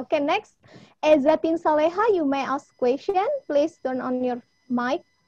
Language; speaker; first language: English; non-native, fluent; Indonesian